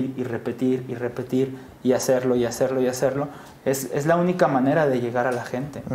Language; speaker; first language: Spanish; native; Spanish